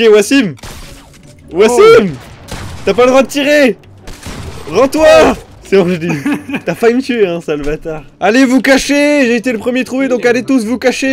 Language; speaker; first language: French; native; French